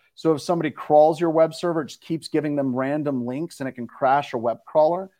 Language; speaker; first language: English; native; English